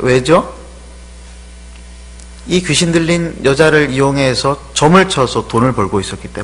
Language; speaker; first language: Korean; native; Korean